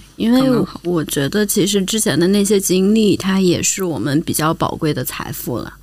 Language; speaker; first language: Chinese; native; Chinese